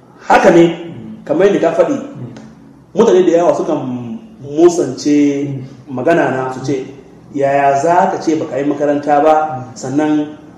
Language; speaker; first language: Hausa; non-native, local second language; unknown